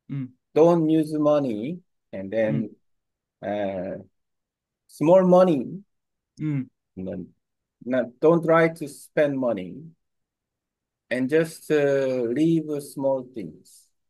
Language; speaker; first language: English; non-native, learner; Korean